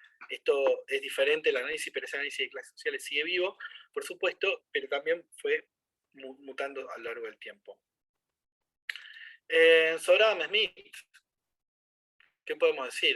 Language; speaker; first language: Spanish; native; Spanish